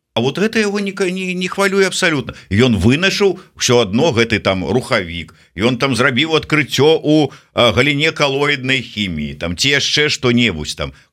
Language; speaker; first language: Belarusian; native; Belarusian